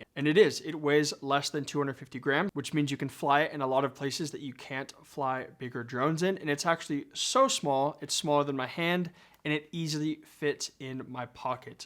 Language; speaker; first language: English; native; English